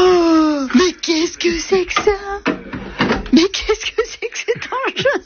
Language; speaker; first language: French; native; French